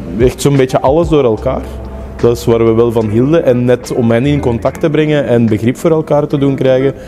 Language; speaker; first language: Dutch; native; Dutch